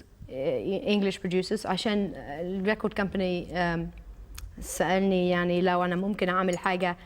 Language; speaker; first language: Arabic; early bilingual, heritage; Arabic